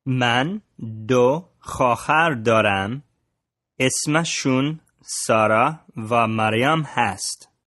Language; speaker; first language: Persian; non-native, learner; English